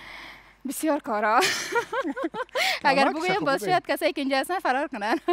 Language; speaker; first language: Persian; native; Persian